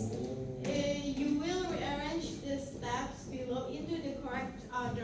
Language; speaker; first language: English; non-native, fluent; Indonesian